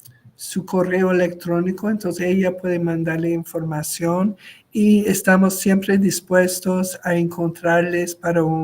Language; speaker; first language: Spanish; non-native, local second language; French